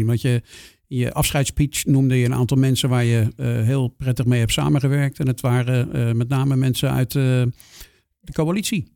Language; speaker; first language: Dutch; native; Dutch